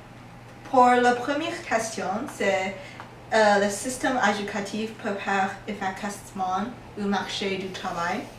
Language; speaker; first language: French; non-native, learner; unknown